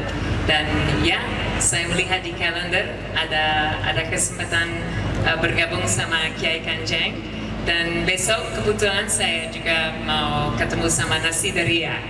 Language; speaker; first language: Indonesian; non-native, fluent; English